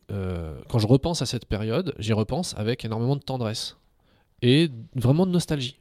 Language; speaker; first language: French; early bilingual, other home language; Arabic